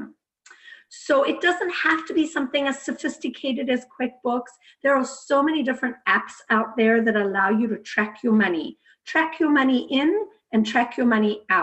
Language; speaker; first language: English; native; English